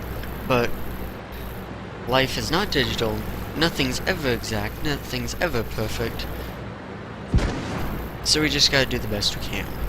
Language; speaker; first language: English; native; English